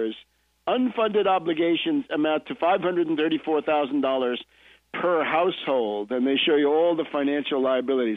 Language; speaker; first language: English; native; English